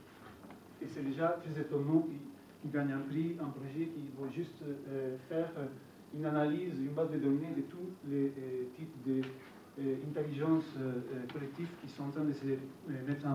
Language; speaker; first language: French; non-native, fluent; Italian